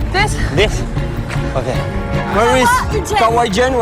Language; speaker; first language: English; non-native, learner; French